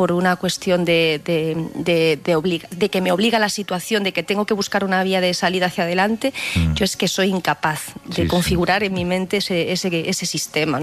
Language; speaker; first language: Spanish; native; Spanish